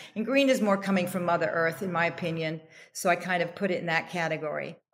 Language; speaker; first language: English; native; English